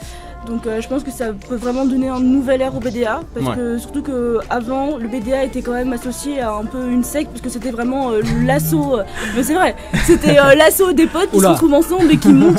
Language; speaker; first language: French; native; French